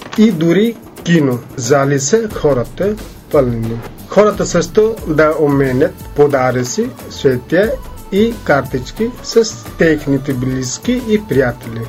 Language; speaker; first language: Bulgarian; non-native, learner; Hindi